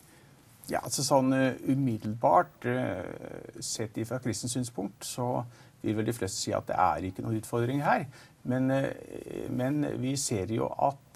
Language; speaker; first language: Norwegian; native; Norwegian